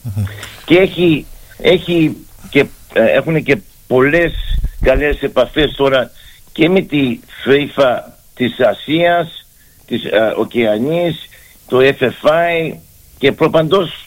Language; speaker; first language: Greek; early bilingual, heritage; Greek